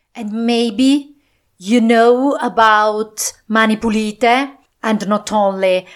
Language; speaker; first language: English; non-native, fluent; Italian